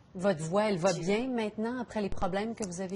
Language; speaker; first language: French; native; French